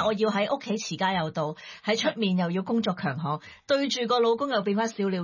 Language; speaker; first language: Cantonese; native; Cantonese